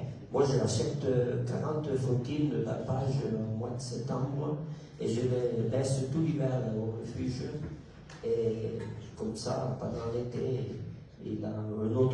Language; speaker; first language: French; non-native, local second language; Italian